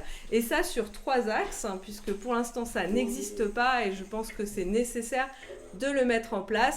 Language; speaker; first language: French; native; French